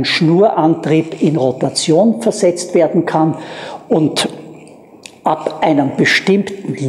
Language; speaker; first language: German; native; German